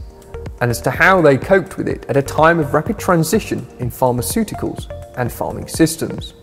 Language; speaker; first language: English; native; English